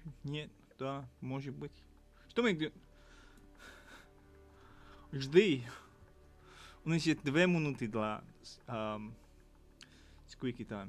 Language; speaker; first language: Russian; non-native, learner; English